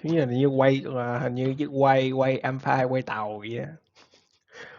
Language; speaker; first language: Vietnamese; native; Vietnamese